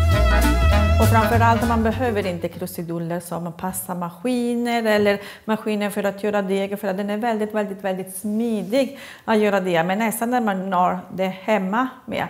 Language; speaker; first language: Swedish; non-native, fluent; Italian